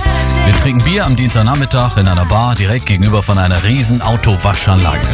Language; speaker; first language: German; native; German